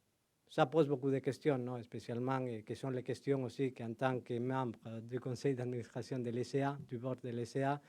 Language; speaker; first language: French; non-native, fluent; Spanish